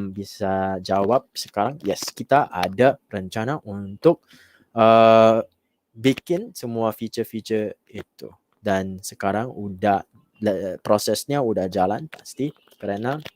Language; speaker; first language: Indonesian; non-native, fluent; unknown